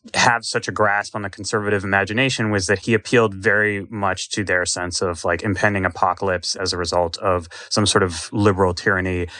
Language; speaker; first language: English; native; English